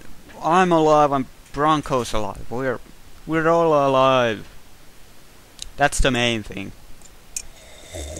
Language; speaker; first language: English; native; English